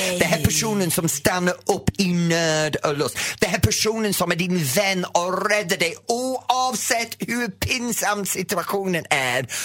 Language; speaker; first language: Swedish; non-native, fluent; English